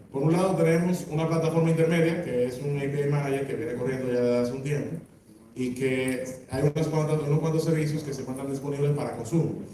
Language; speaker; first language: Spanish; native; Spanish